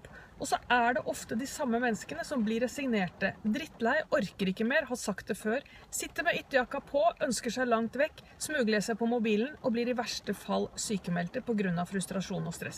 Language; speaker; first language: Norwegian; native; Norwegian